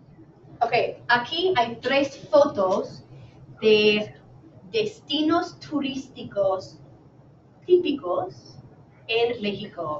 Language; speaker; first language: Spanish; non-native, fluent; English